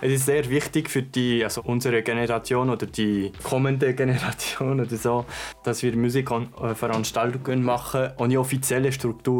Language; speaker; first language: German; non-native, local second language; French